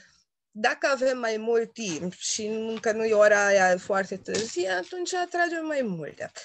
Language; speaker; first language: Romanian; non-native, local second language; Hungarian